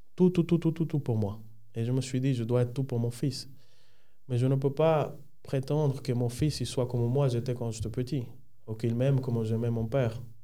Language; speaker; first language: French; non-native, fluent; Spanish